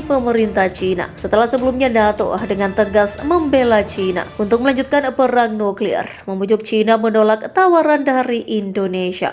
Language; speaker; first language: Indonesian; native; Indonesian